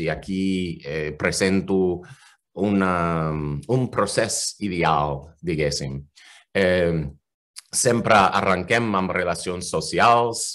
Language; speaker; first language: Catalan; non-native, fluent; English